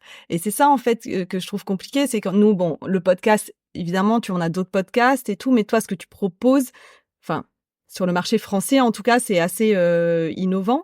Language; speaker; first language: French; native; French